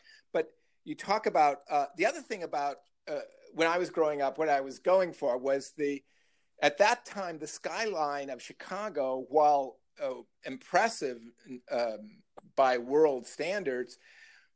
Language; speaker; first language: English; native; English